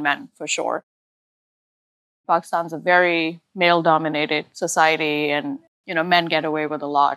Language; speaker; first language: English; non-native, local second language; Urdu